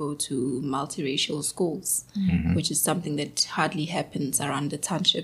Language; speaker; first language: English; non-native, local second language; Zulu